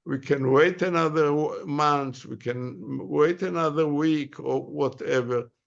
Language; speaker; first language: English; non-native, fluent; Hebrew